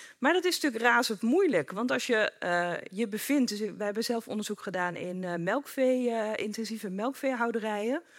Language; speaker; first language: Dutch; native; Dutch